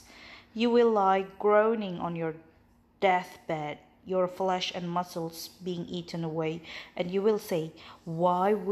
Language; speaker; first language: English; non-native, fluent; Indonesian